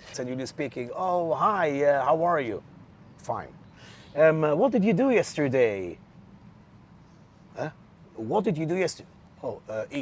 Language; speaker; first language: English; non-native, local second language; Maltese